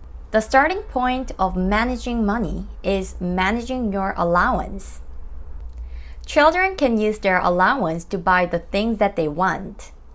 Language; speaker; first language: English; non-native, fluent; Korean